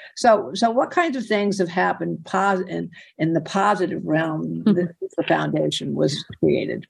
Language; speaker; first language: English; native; English